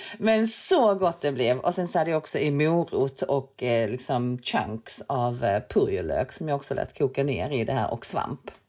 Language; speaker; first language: Swedish; early bilingual, other home language; Korean